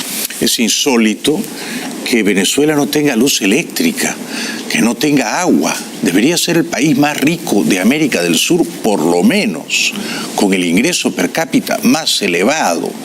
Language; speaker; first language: Spanish; native; Spanish